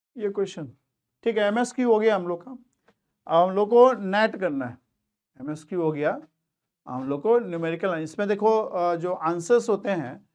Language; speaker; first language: Hindi; native; Hindi